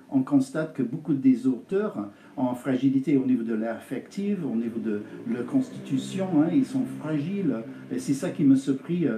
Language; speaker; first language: French; non-native, fluent; English